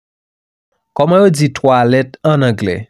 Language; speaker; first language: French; non-native, local second language; Haitian Creole